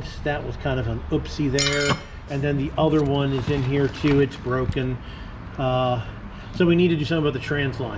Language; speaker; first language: English; native; English